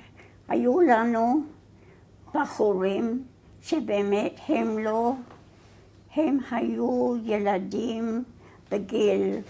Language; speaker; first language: Hebrew; non-native, fluent; English